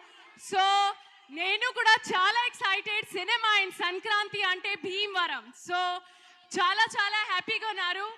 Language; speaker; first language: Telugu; non-native, learner; Hindi